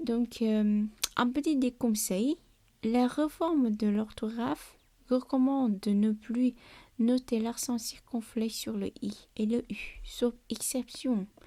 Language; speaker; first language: French; non-native, learner; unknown